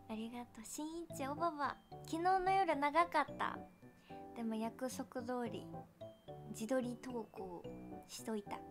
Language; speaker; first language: Japanese; native; Japanese